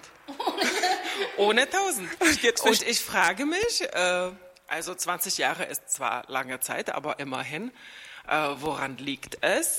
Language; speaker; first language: German; non-native, fluent; Czech